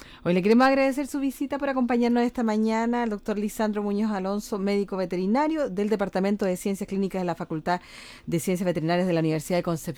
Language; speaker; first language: Spanish; native; Spanish